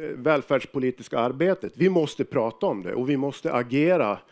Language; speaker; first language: Swedish; native; Swedish